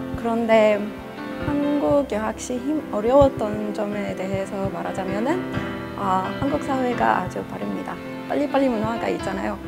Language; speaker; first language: Korean; non-native, fluent; Arabic